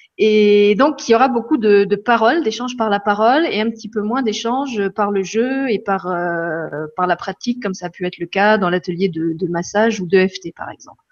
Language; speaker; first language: French; native; French